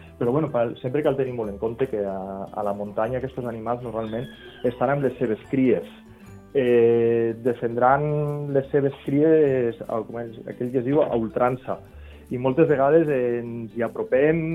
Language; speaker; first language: Catalan; non-native, local second language; Occitan